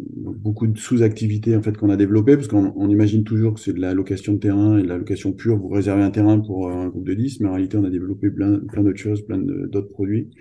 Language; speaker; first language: French; native; French